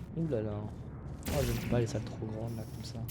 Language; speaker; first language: French; native; French